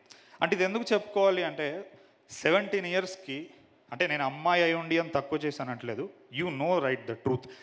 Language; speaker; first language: Telugu; native; Telugu